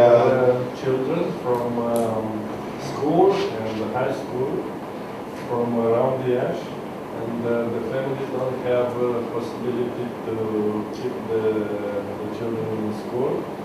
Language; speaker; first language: English; non-native, learner; Romanian